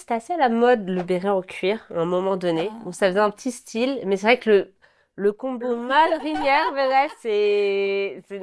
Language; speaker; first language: French; native; French